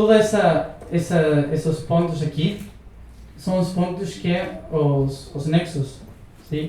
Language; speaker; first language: Portuguese; non-native, learner; Spanish